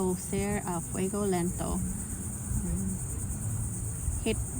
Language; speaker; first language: Spanish; non-native, learner; Lao